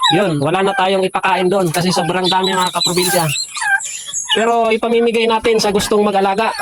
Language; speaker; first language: Filipino; non-native, local second language; Bikol